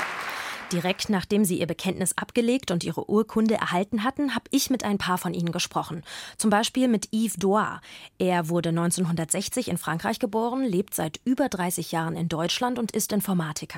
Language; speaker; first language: German; native; German